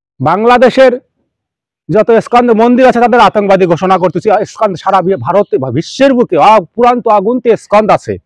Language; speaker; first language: Bangla; native; Bangla